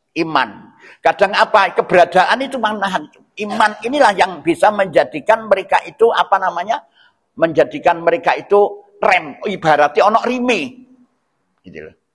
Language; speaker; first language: Indonesian; non-native, local second language; Javanese